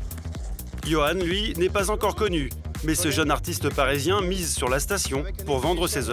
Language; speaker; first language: French; native; French